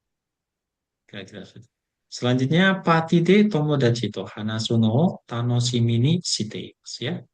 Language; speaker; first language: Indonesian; native; Indonesian